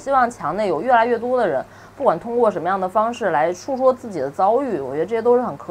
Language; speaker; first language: Chinese; native; Chinese